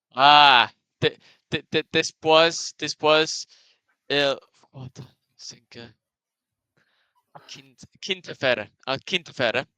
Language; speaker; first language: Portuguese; non-native, learner; English